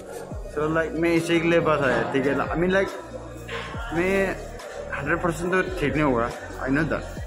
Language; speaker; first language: Hindi; non-native, local second language; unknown